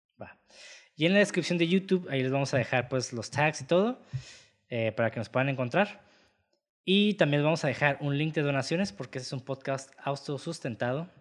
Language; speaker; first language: Spanish; native; Spanish